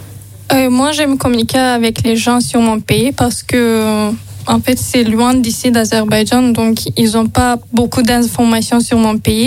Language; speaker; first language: French; non-native, learner; Azerbaijani